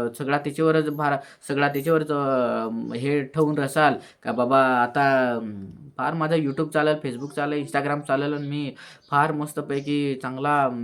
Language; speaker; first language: Marathi; native; Marathi